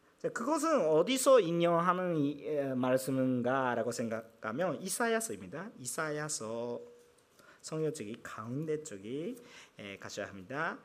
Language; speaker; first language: Korean; non-native, fluent; Japanese